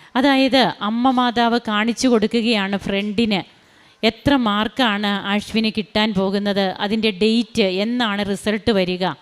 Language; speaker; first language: Malayalam; native; Malayalam